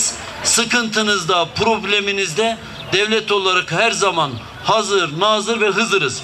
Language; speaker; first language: Turkish; native; Turkish